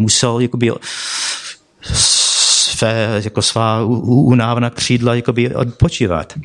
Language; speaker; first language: Czech; non-native, fluent; English